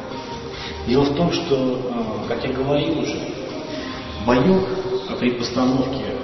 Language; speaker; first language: Russian; native; Russian